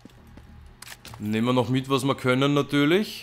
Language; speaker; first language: German; native; German